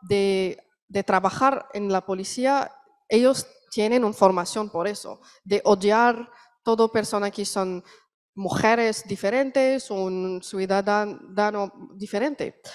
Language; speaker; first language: Spanish; non-native, learner; Arabic